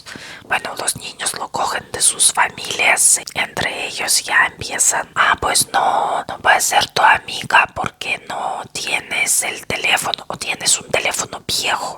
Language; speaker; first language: Spanish; non-native, fluent; Russian